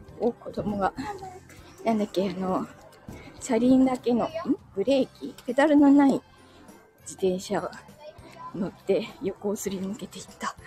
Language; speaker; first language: Japanese; native; Japanese